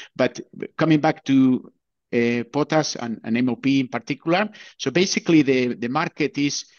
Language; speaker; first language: English; non-native, fluent; Spanish